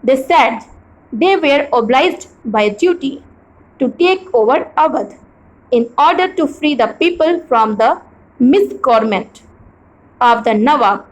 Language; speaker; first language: English; non-native, local second language; Hindi